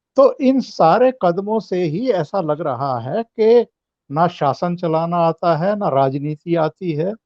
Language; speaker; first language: Hindi; native; Hindi